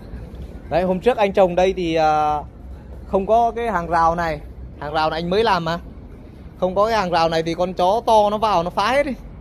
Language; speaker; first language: Vietnamese; native; Vietnamese